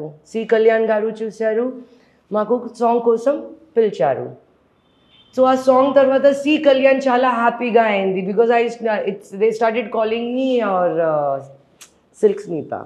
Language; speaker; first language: Telugu; non-native, learner; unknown